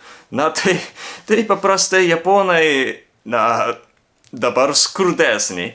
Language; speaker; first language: Lithuanian; non-native, learner; Japanese